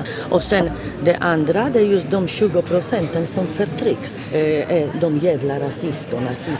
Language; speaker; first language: Swedish; non-native, fluent; Polish